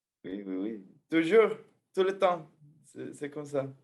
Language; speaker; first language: French; non-native, fluent; Spanish